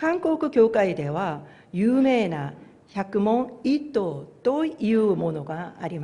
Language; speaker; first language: Japanese; non-native, fluent; Korean